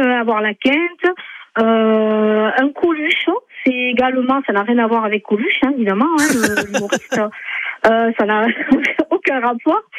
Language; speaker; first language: French; native; French